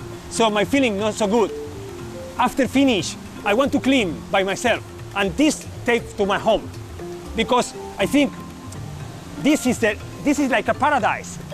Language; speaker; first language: English; non-native, learner; Spanish